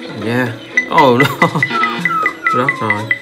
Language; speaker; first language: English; non-native, learner; Vietnamese